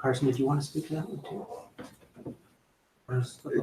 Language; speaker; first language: English; native; English